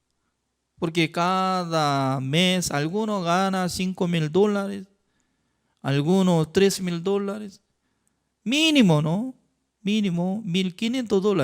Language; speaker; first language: Spanish; non-native, fluent; Korean